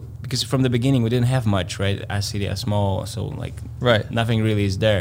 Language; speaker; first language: English; non-native, fluent; Latvian